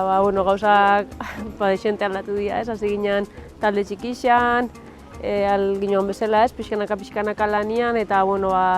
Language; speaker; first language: Basque; native; Basque